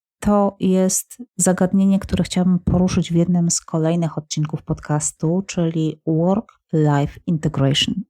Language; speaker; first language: Polish; native; Polish